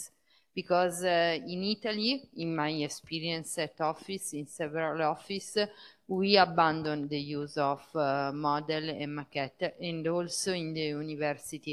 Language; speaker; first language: English; non-native, fluent; Italian